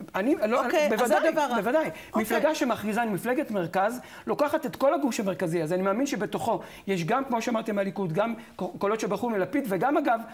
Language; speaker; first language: Hebrew; native; Hebrew